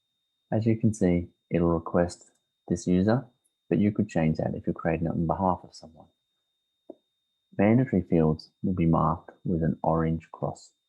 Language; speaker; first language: English; native; English